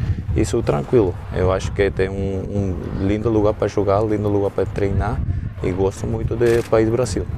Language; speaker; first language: Portuguese; non-native, learner; Spanish